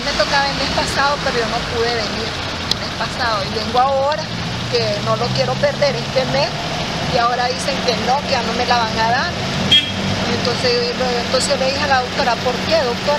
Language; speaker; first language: Spanish; native; Spanish